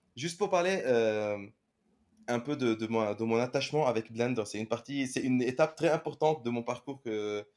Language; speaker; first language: French; non-native, local second language; Arabic